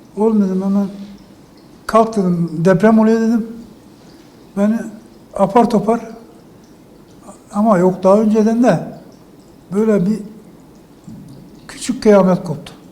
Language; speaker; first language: Turkish; native; Turkish